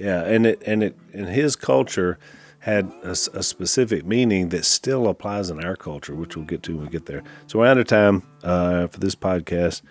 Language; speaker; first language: English; native; English